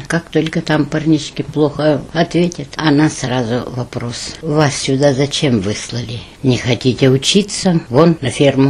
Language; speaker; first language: Russian; non-native, local second language; German